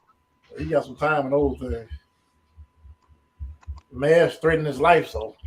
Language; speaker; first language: English; native; English